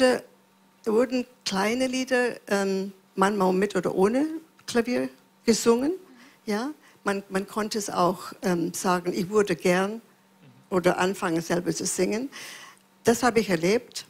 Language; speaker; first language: German; non-native, fluent; English